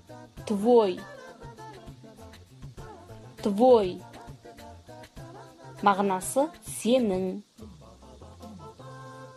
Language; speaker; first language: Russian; non-native, fluent; Kazakh